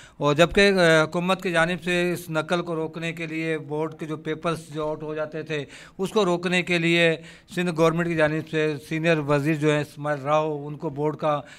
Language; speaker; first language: Urdu; native; Urdu